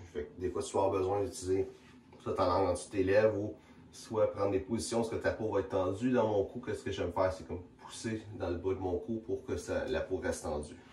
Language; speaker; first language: French; native; French